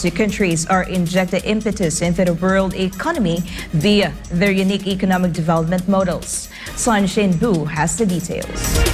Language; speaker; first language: English; non-native, local second language; Filipino